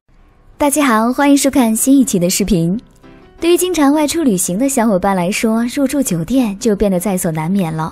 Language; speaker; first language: Chinese; native; Chinese